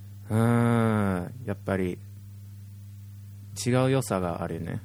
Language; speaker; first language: Japanese; non-native, fluent; English